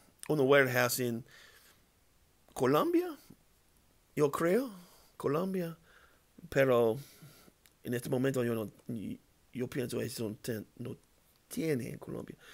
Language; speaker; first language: Spanish; non-native, learner; English